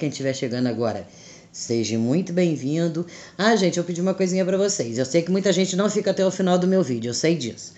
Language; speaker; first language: Portuguese; native; Portuguese